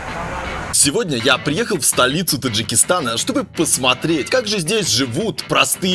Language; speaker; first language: Russian; native; Russian